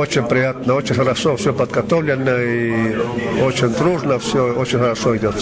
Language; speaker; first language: Russian; non-native, learner; Estonian